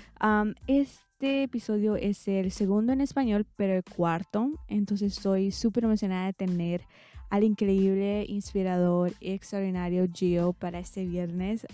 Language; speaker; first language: Spanish; early bilingual, heritage; Spanish